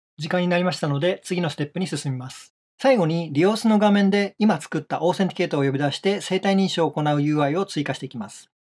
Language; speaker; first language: Japanese; native; Japanese